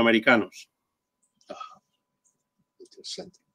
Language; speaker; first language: Spanish; non-native, fluent; Portuguese